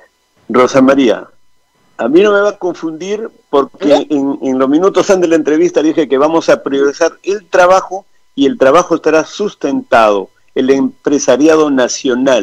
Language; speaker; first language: Spanish; native; Spanish